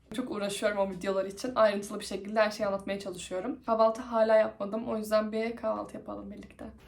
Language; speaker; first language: Turkish; native; Turkish